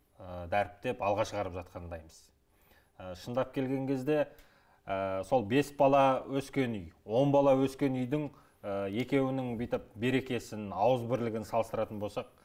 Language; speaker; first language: Kazakh; native; Kazakh